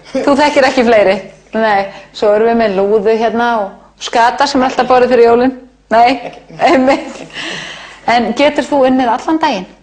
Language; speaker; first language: Icelandic; native; Icelandic